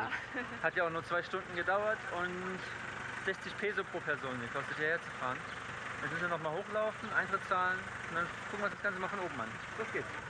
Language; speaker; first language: German; native; German